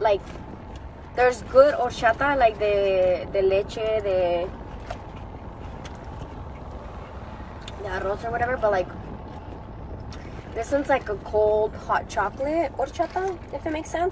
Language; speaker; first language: English; early bilingual, other home language; Spanish